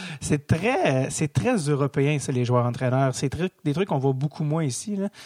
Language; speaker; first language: French; native; French